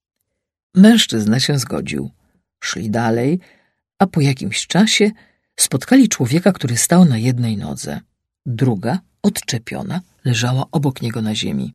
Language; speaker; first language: Polish; native; Polish